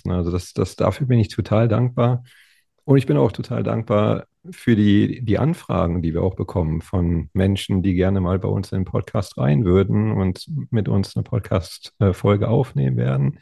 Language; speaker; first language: German; native; German